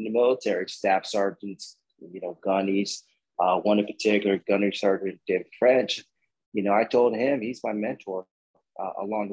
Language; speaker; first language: English; native; English